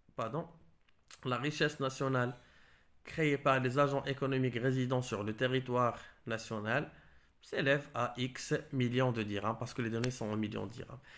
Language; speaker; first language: French; non-native, local second language; Arabic